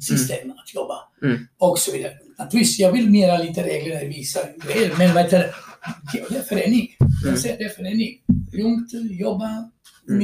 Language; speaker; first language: Swedish; non-native, fluent; Croatian